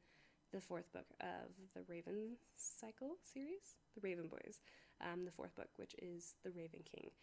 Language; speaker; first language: English; native; English